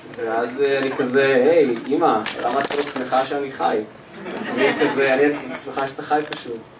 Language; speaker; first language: Hebrew; early bilingual, other home language; Russian